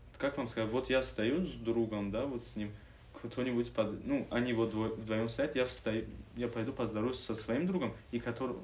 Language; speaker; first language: Russian; non-native, local second language; Tajik